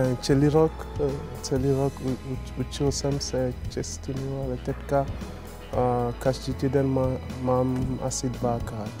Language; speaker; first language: Czech; non-native, learner; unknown